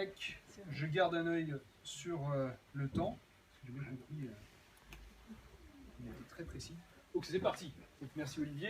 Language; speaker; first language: French; native; French